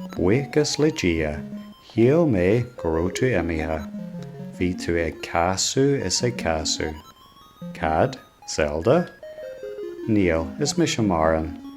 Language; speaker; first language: Irish; non-native, local second language; English